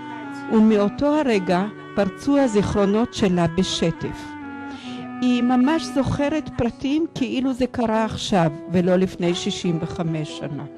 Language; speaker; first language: Hebrew; early bilingual, other home language; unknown